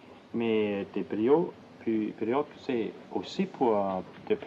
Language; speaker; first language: French; non-native, learner; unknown